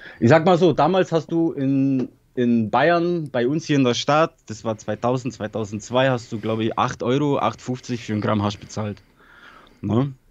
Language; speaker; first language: German; early bilingual, other home language; Polish